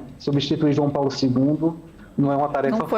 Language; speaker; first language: Portuguese; native; Portuguese